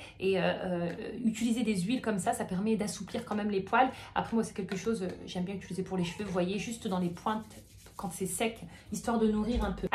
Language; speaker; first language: French; native; French